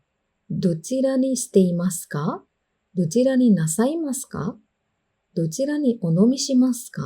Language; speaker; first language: Japanese; non-native, fluent; Sinhala